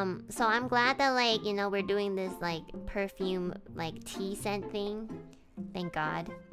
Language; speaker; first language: English; native; English